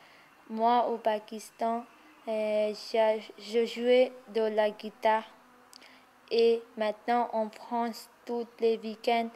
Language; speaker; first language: French; non-native, learner; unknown